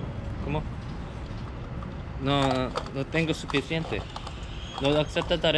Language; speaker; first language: Spanish; non-native, learner; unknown